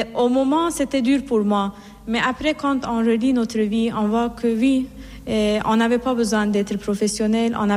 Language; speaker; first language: French; non-native, fluent; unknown